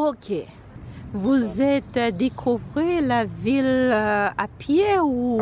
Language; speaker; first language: French; non-native, learner; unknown